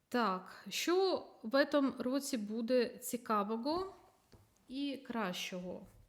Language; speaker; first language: Ukrainian; non-native, local second language; Russian